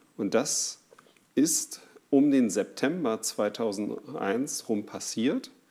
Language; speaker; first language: German; native; German